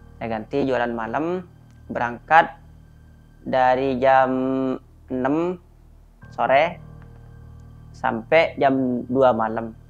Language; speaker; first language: Indonesian; native; Indonesian